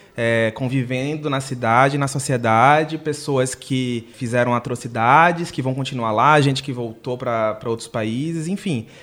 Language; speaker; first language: Portuguese; native; Portuguese